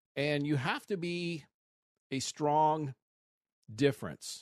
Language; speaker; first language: English; native; English